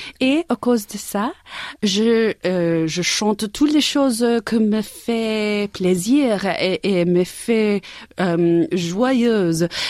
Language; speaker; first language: French; non-native, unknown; English